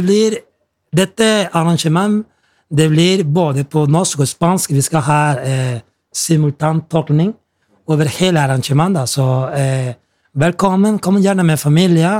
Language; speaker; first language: Norwegian; non-native, fluent; Spanish